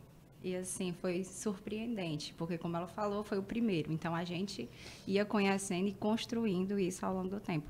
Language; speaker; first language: Portuguese; native; Portuguese